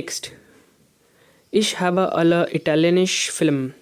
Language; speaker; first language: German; non-native, learner; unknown